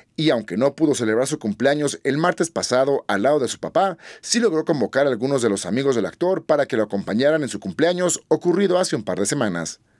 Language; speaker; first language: Spanish; native; Spanish